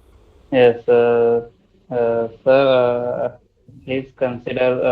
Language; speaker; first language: English; non-native, learner; Hindi